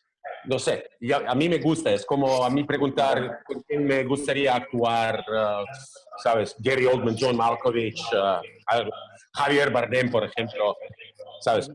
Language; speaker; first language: Spanish; non-native, fluent; Croatian